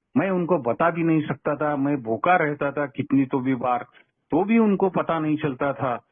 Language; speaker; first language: Hindi; non-native, local second language; Kannada